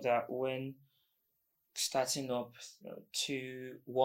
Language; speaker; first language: English; non-native, local second language; Igbo